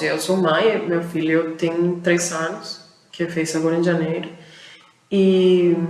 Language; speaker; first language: Portuguese; non-native, fluent; Spanish